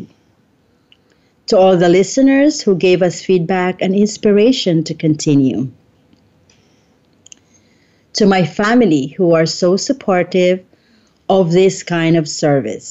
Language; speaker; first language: English; non-native, local second language; Filipino